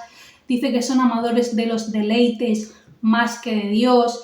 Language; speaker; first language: Spanish; native; Spanish